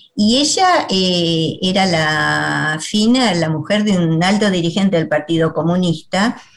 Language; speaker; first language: Spanish; native; Spanish